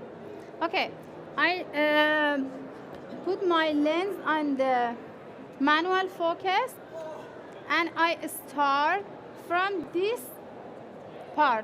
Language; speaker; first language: English; non-native, fluent; Persian